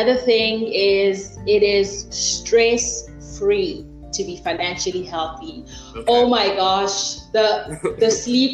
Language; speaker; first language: English; non-native, local second language; Xhosa